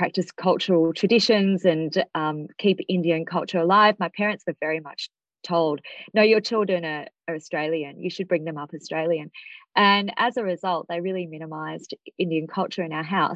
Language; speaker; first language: English; native; English